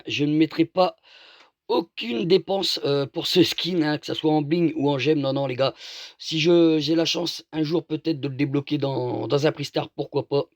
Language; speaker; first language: French; native; French